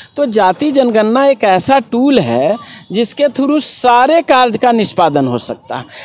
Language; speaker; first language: Hindi; native; Hindi